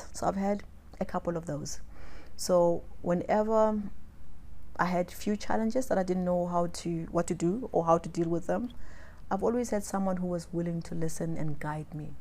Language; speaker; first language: English; non-native, local second language; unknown